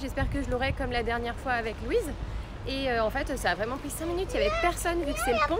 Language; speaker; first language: French; native; French